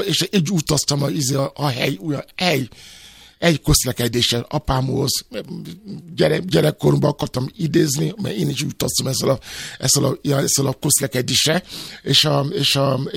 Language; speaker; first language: Hungarian; non-native, fluent; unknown